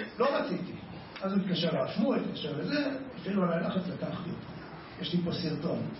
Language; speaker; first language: Hebrew; native; Hebrew